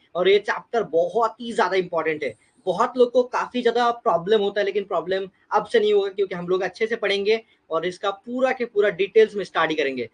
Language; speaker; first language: Hindi; non-native, local second language; Bangla